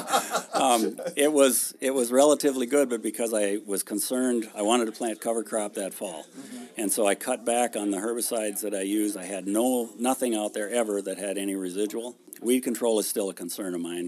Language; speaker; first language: English; native; English